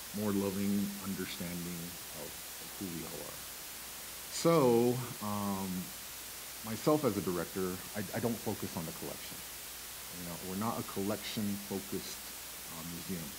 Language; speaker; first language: English; native; English